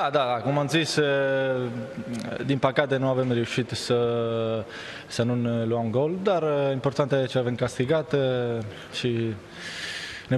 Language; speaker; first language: Romanian; non-native, learner; Italian